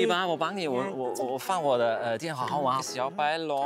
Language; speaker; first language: Chinese; non-native, learner; German